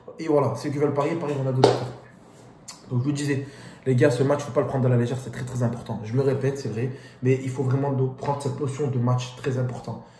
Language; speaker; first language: French; native; French